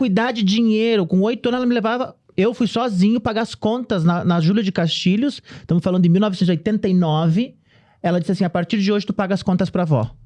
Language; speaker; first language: Portuguese; native; Portuguese